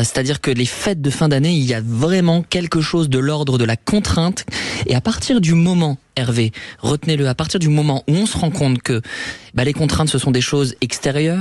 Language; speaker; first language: French; native; French